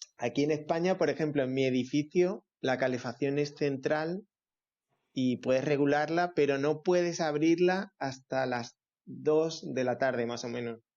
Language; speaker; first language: Spanish; native; Spanish